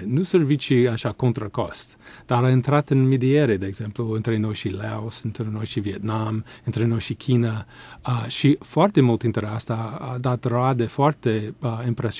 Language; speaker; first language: Romanian; non-native, fluent; English